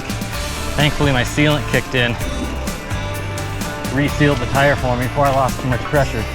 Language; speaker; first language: English; native; English